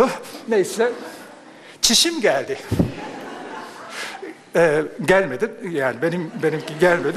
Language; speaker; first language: Turkish; non-native, fluent; Japanese